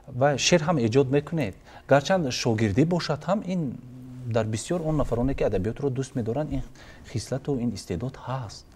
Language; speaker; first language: Tajik; native; Tajik